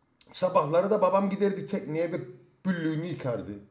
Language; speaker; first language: Turkish; native; Turkish